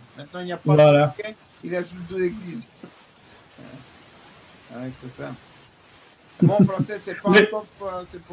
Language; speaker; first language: French; non-native, learner; Bulgarian